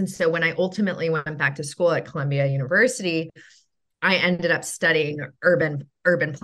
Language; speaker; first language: English; native; English